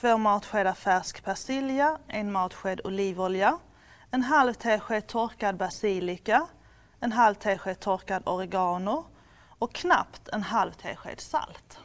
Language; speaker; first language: Swedish; native; Swedish